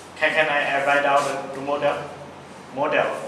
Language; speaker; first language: English; non-native, learner; Thai